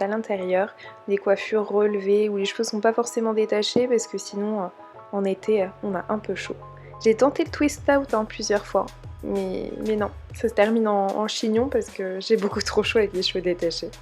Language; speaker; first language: French; native; French